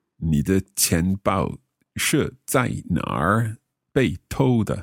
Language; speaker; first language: Chinese; non-native, learner; English